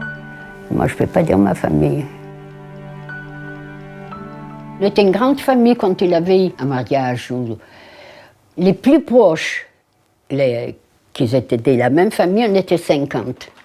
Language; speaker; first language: French; non-native, fluent; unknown